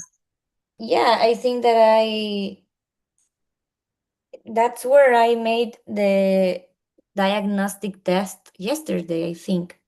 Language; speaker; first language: English; non-native, learner; Spanish